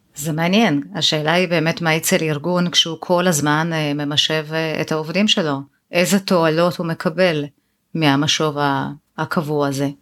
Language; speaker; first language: Hebrew; native; Hebrew